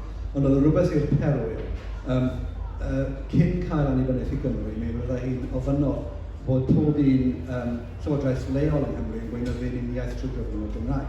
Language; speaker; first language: Welsh; native; Welsh